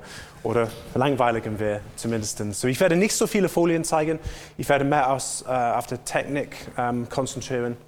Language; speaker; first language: German; non-native, fluent; English